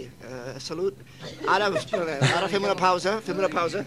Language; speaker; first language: Catalan; non-native, fluent; English